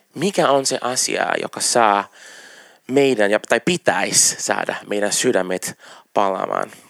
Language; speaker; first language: Finnish; non-native, fluent; Portuguese